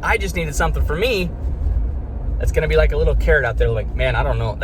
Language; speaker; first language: English; native; English